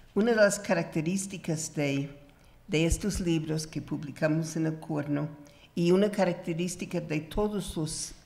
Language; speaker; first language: Spanish; non-native, fluent; English